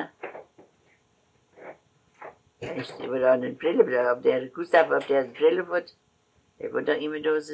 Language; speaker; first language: German; native; German